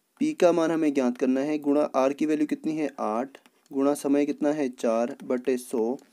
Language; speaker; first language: Hindi; native; Hindi